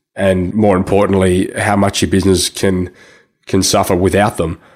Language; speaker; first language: English; native; English